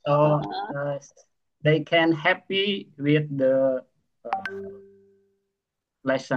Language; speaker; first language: English; non-native, learner; Indonesian